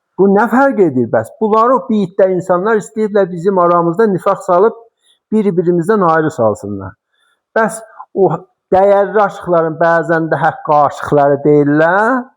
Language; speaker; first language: Azerbaijani; native; Azerbaijani